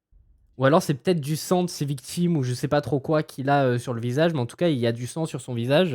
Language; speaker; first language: French; native; French